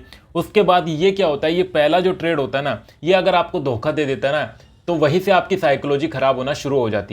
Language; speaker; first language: Hindi; native; Hindi